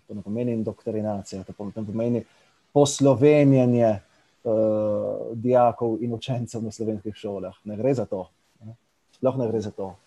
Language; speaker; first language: Slovenian; native; Slovenian